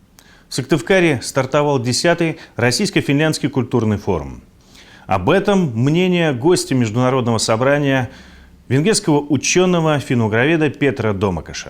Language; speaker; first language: Russian; native; Russian